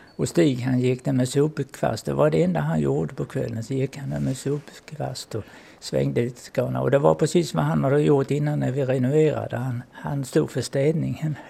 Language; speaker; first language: Swedish; native; Swedish